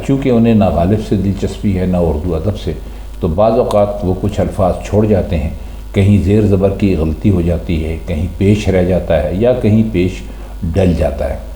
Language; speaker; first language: Urdu; native; Urdu